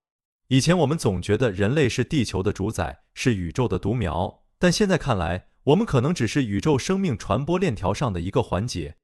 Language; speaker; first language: Chinese; native; Chinese